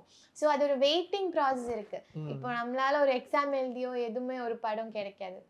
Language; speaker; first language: Tamil; non-native, local second language; Malayalam